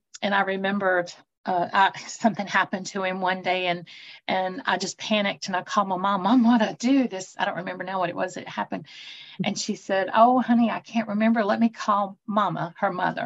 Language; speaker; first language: English; native; English